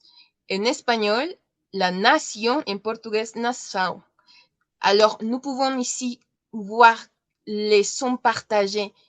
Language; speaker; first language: French; non-native, learner; Spanish